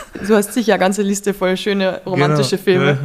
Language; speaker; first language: German; native; German